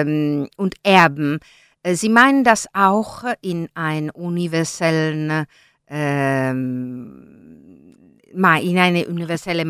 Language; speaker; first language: German; non-native, learner; Italian